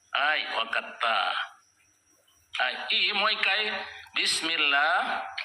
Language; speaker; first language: Japanese; non-native, learner; Indonesian